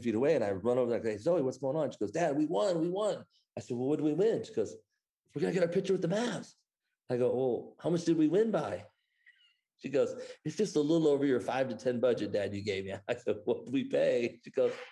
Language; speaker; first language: English; native; English